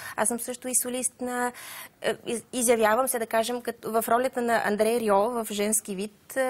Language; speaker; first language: Bulgarian; native; Bulgarian